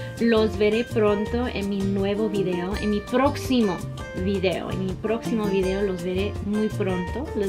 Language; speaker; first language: Spanish; early bilingual, heritage; Spanish